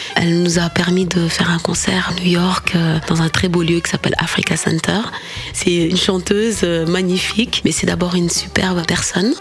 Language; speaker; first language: French; non-native, local second language; Wolof